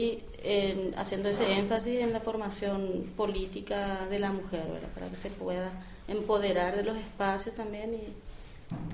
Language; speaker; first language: Spanish; native; Spanish